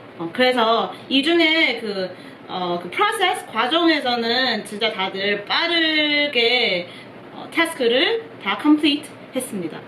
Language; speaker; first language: Korean; non-native, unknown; Chinese